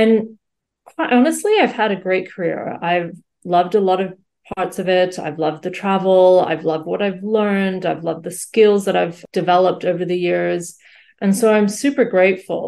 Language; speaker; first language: English; native; English